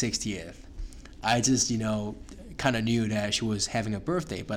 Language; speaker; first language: English; non-native, local second language; Cantonese